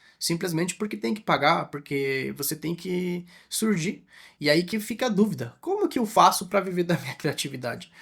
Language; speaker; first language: Portuguese; non-native, fluent; Spanish